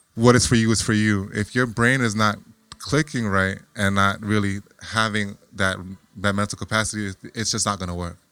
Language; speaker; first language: English; native; English